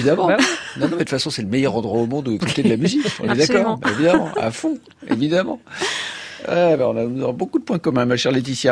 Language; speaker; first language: French; native; French